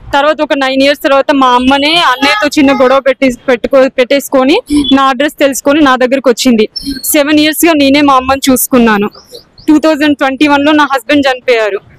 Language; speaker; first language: Telugu; native; Telugu